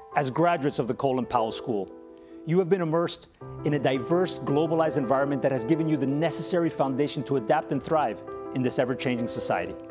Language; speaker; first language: English; early bilingual, other home language; Spanish